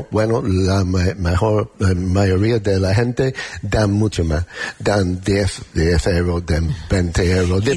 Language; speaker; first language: Spanish; non-native, learner; English